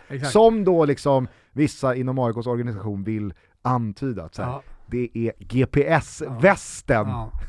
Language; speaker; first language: Swedish; native; Swedish